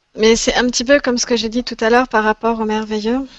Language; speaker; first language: French; non-native, fluent; Spanish